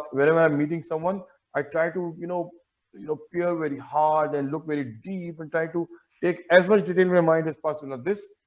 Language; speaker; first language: English; non-native, local second language; Hindi